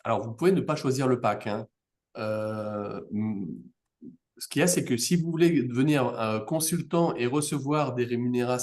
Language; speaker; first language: French; native; French